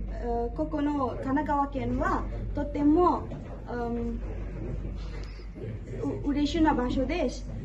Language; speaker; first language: Japanese; non-native, learner; Garo